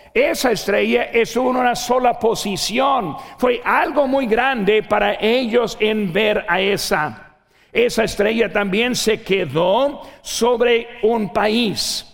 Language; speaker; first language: Spanish; non-native, fluent; English